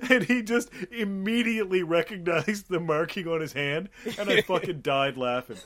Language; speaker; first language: English; native; English